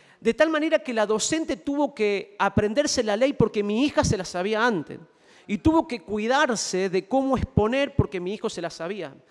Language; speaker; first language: Spanish; native; Spanish